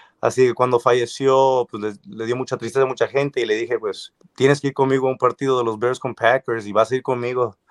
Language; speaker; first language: Spanish; early bilingual, other home language; English